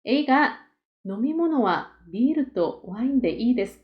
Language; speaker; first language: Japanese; non-native, fluent; Korean